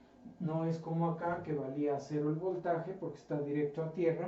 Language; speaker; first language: Spanish; native; Spanish